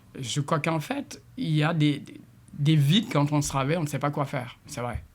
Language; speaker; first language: French; non-native, local second language; Jola-Fonyi